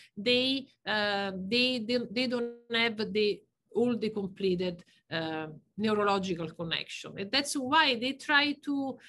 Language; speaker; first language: English; non-native, fluent; Italian